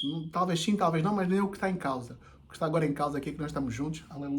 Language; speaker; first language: Portuguese; native; Portuguese